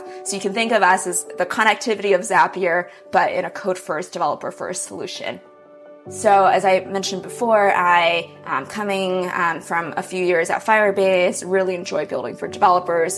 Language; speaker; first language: English; early bilingual, other home language; Chinese